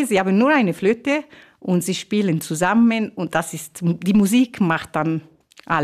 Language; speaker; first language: German; non-native, fluent; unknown